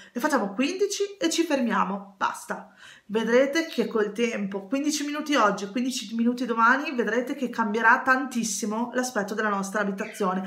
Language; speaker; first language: Italian; native; Italian